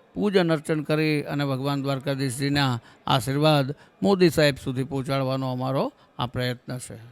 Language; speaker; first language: Gujarati; native; Gujarati